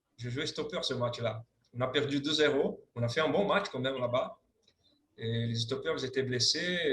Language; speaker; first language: French; non-native, fluent; Portuguese